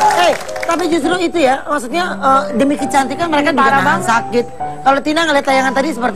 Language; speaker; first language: Indonesian; native; Indonesian